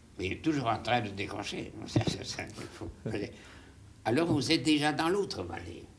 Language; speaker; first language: French; non-native, fluent; German